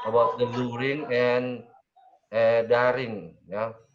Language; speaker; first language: English; non-native, learner; Indonesian